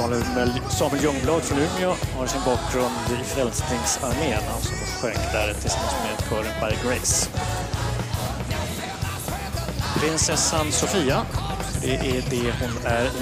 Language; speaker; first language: Swedish; native; Swedish